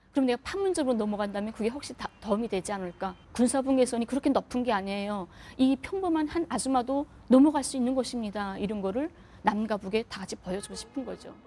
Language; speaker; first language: Korean; native; Korean